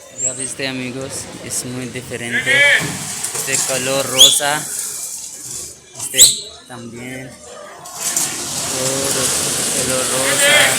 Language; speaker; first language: Spanish; non-native, learner; Urdu